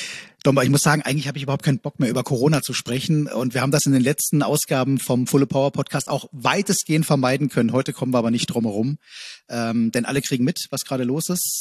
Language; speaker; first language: German; native; German